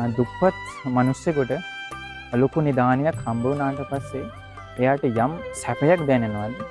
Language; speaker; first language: Sinhala; non-native, fluent; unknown